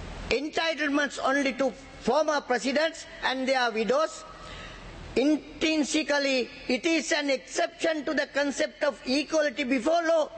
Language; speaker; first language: English; non-native, local second language; Sinhala